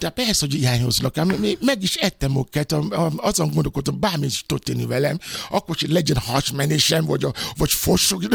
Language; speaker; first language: Hungarian; non-native, fluent; Yoruba